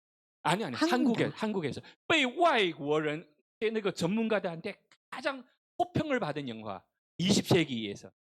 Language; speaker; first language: Korean; non-native, local second language; Chinese